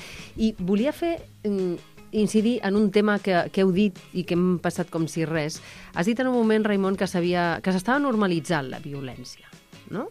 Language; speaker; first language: Catalan; native; Catalan